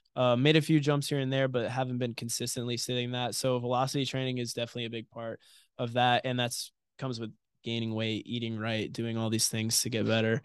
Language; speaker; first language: English; native; English